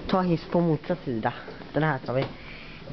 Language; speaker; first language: Swedish; native; Swedish